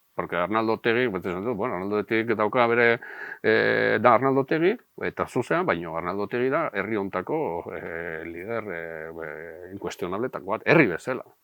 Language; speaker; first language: Basque; native; Basque